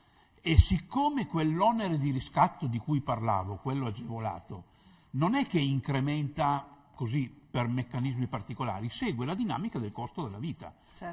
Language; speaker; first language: Italian; native; Italian